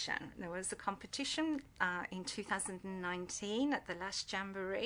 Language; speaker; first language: English; native; English